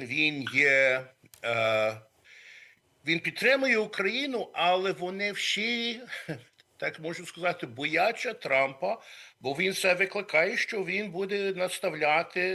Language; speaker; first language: Ukrainian; early bilingual, heritage; Ukrainian